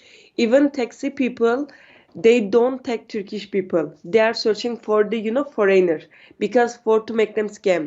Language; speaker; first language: English; non-native, learner; Turkish